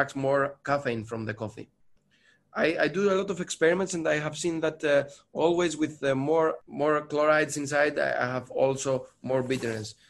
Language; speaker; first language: English; non-native, learner; Greek